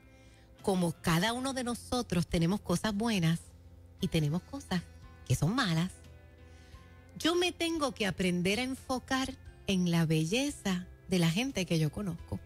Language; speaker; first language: Spanish; native; Spanish